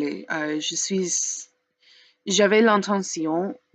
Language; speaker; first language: French; non-native, learner; English